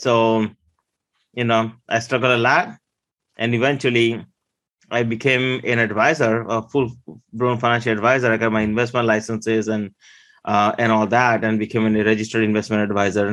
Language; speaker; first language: English; early bilingual, other home language; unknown